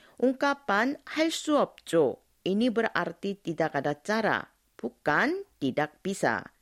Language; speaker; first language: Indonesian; non-native, fluent; Korean